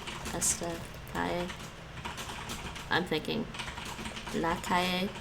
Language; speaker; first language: Spanish; non-native, learner; English